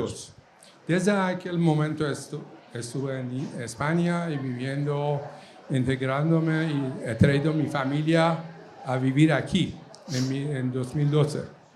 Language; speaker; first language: Spanish; non-native, fluent; Persian